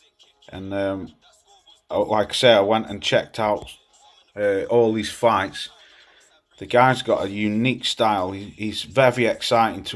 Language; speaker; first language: English; native; English